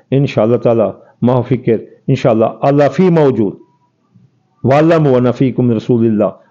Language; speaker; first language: Arabic; non-native, learner; Urdu